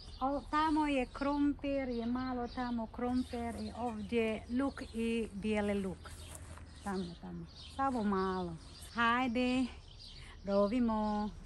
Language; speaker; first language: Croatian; non-native, learner; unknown